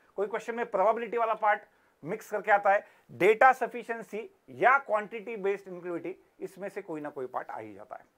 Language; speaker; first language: Hindi; non-native, local second language; Marathi